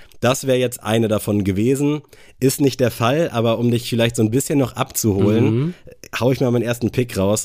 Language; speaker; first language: German; native; German